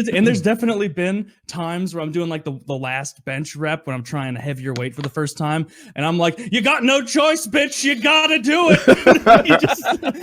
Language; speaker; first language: English; native; English